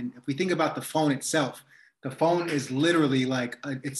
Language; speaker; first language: English; native; English